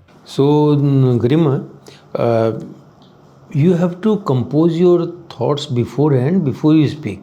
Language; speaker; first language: English; non-native, local second language; Hindi